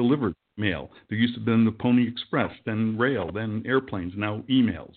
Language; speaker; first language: English; native; English